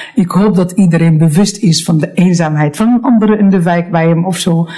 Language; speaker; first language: Dutch; non-native, fluent; Arabic